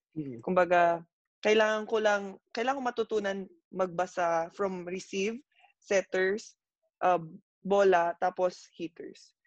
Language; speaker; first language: Filipino; native; Filipino